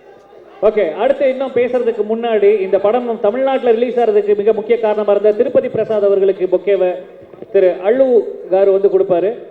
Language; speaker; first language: Tamil; native; Tamil